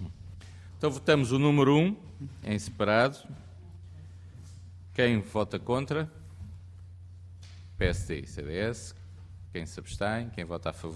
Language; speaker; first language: Portuguese; native; Portuguese